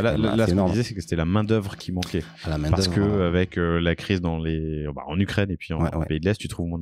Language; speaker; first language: French; native; French